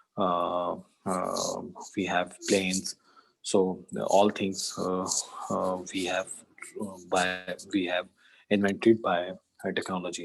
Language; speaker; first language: English; non-native, learner; Urdu